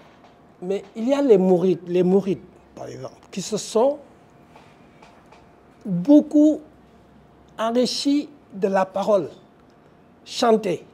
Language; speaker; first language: French; non-native, local second language; Wolof